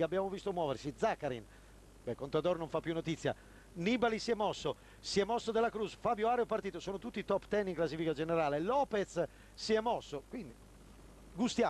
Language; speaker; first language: Italian; native; Italian